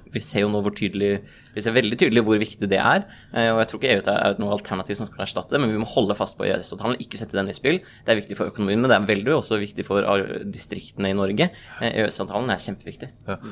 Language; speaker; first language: Norwegian; native; Norwegian